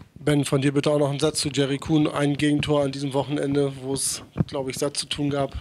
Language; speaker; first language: German; native; German